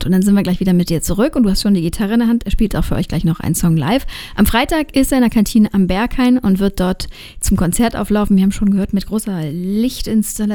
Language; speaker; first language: German; native; German